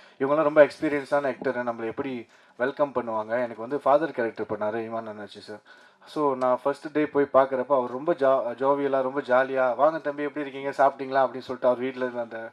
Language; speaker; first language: Tamil; early bilingual, heritage; Tamil